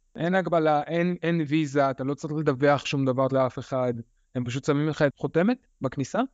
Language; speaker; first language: Hebrew; early bilingual, other home language; Russian